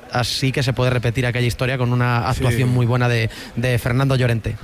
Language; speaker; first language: Spanish; native; Spanish